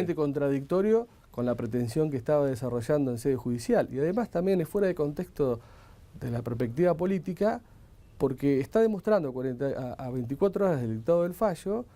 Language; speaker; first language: Spanish; native; Spanish